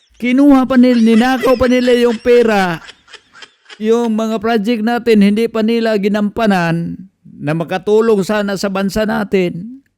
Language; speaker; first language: Filipino; non-native, local second language; Cebuano